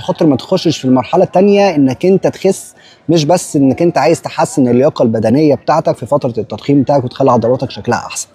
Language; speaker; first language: Arabic; native; Arabic